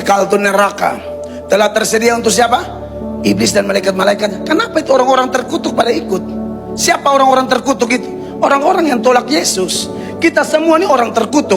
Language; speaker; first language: Indonesian; native; Indonesian